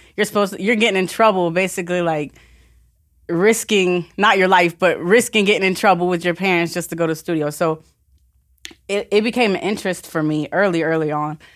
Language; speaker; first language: English; native; English